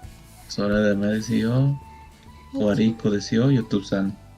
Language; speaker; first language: Japanese; non-native, learner; Spanish